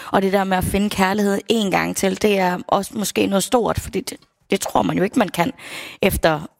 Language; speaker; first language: Danish; early bilingual, other home language; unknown